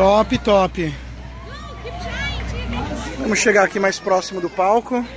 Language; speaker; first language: Portuguese; native; Portuguese